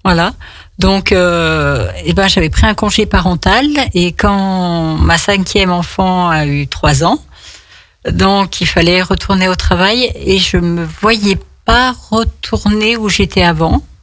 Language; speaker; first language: French; native; French